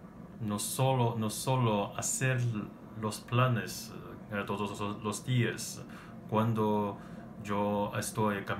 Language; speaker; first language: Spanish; non-native, learner; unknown